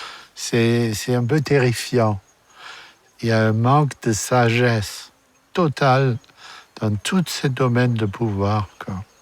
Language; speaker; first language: French; non-native, fluent; German